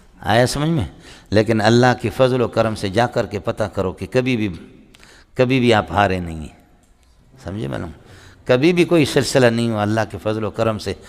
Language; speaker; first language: Urdu; non-native, local second language; Brahui